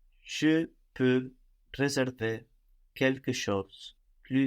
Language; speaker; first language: French; non-native, learner; Spanish